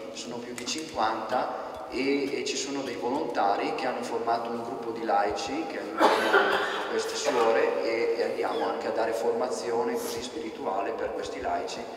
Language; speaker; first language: Italian; native; Italian